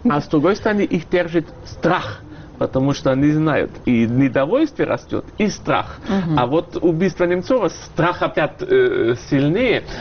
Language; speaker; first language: Russian; non-native, fluent; German